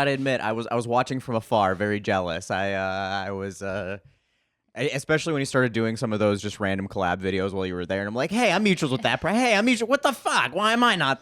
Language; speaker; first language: English; native; English